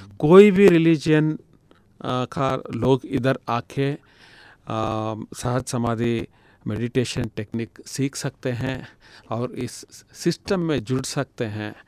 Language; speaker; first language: Hindi; non-native, local second language; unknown